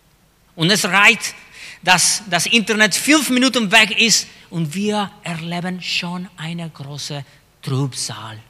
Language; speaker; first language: German; non-native, fluent; Spanish